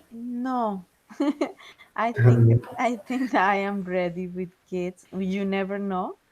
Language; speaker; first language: English; non-native, fluent; Spanish